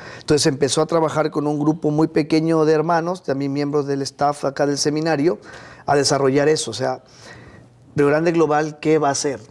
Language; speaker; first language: Spanish; native; Spanish